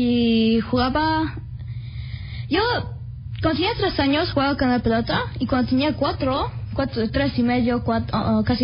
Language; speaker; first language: Spanish; early bilingual, heritage; Spanish